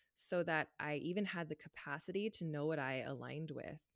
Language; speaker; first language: English; native; English